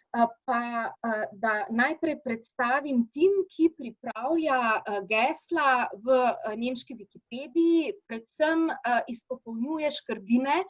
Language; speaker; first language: Slovenian; native; Slovenian